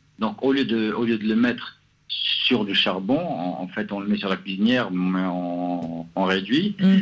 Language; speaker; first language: French; non-native, local second language; Arabic